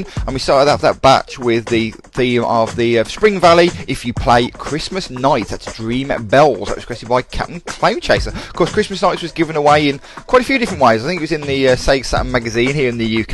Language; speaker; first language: English; native; English